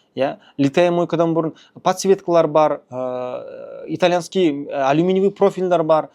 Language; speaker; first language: Russian; non-native, local second language; Kazakh